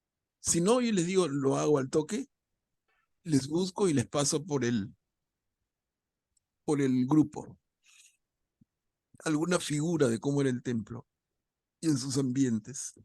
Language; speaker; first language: Spanish; native; Spanish